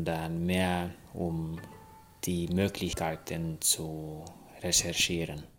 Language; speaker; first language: German; non-native, fluent; Finnish